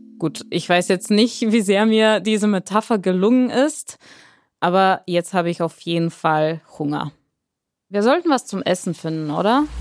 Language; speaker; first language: German; non-native, fluent; Bulgarian